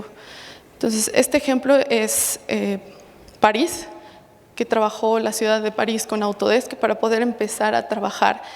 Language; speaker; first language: Spanish; native; Spanish